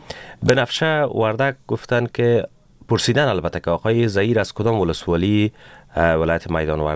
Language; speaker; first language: Persian; native; Persian